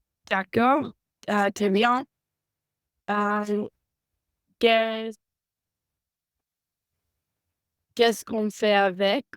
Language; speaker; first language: French; non-native, learner; Spanish